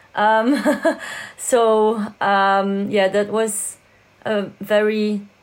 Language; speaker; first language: English; non-native, fluent; Dutch